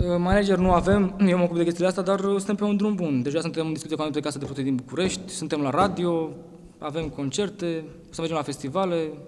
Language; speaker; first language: Romanian; native; Romanian